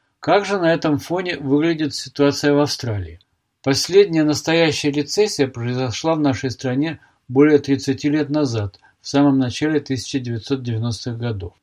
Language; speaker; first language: Russian; native; Russian